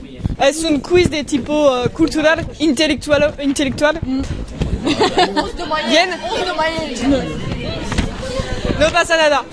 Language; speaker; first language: Spanish; non-native, learner; French